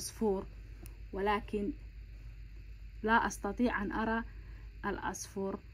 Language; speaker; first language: Arabic; non-native, local second language; Somali